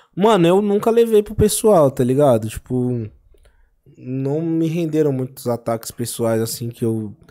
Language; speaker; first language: Portuguese; native; Portuguese